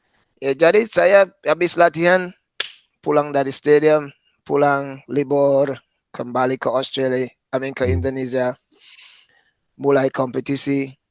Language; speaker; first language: Indonesian; non-native, fluent; English